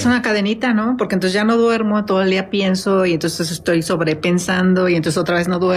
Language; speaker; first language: Spanish; native; Spanish